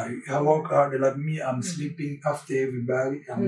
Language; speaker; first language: English; non-native, learner; French